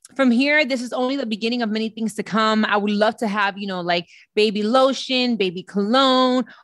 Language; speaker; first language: English; early bilingual, other home language; Spanish